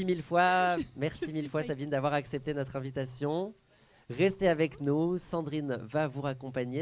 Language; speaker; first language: French; native; French